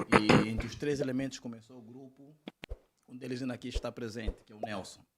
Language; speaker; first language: Portuguese; native; Portuguese